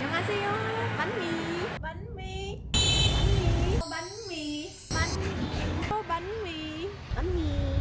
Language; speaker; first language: Korean; non-native, fluent; Vietnamese